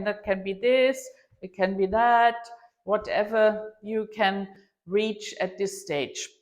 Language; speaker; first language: English; non-native, fluent; German